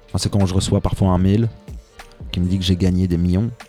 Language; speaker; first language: French; native; French